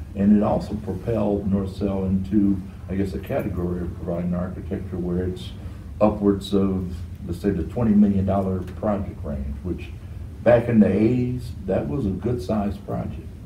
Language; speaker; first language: English; native; English